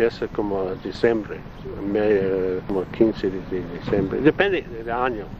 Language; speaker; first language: Spanish; non-native, learner; Italian